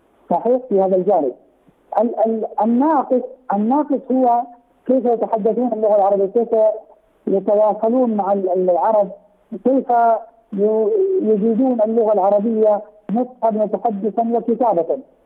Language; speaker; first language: Arabic; non-native, fluent; Urdu